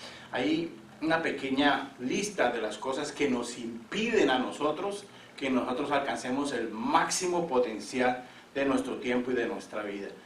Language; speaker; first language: Spanish; native; Spanish